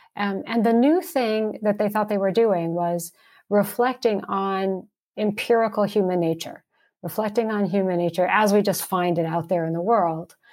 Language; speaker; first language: English; early bilingual, heritage; English